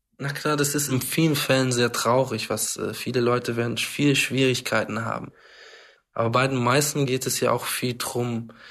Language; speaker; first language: German; early bilingual, heritage; German